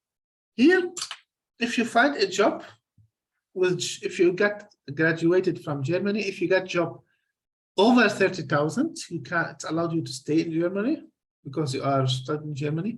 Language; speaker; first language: English; non-native, fluent; Arabic